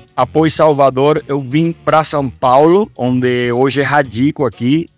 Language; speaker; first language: Portuguese; non-native, fluent; Spanish